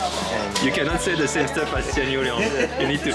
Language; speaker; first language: English; non-native, fluent; French